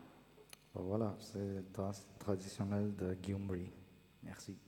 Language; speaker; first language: French; non-native, learner; Armenian